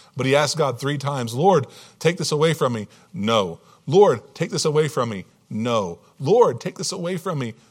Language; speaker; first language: English; native; English